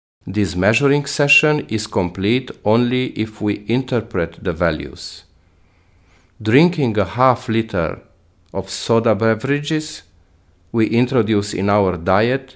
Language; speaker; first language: English; non-native, fluent; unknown